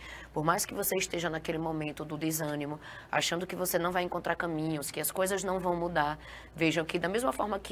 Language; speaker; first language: Portuguese; native; Portuguese